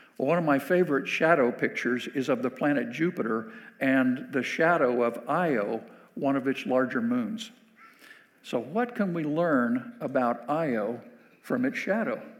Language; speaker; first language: English; native; English